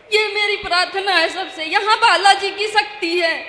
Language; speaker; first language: Hindi; native; Hindi